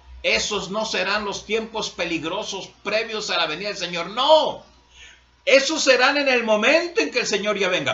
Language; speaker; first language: Spanish; native; Spanish